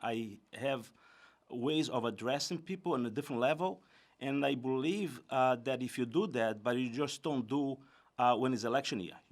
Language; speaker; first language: English; non-native, fluent; Portuguese